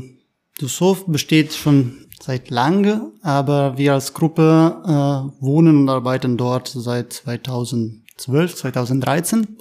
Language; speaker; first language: German; non-native, fluent; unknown